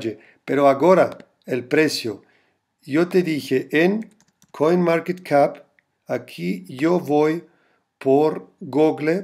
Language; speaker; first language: Spanish; non-native, fluent; German